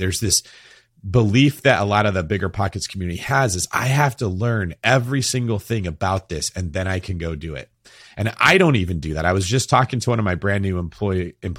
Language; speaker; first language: English; native; English